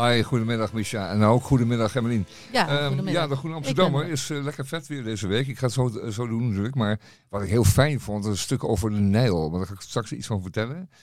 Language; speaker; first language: Dutch; native; Dutch